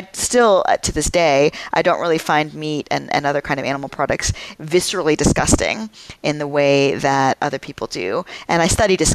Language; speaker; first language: English; native; English